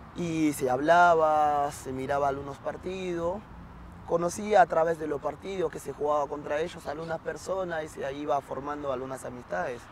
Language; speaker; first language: Spanish; non-native, fluent; French